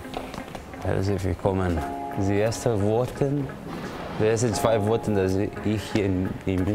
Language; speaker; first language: German; non-native, learner; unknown